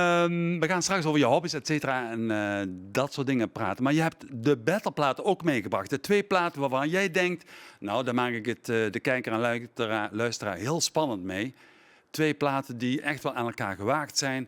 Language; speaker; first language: Dutch; native; Dutch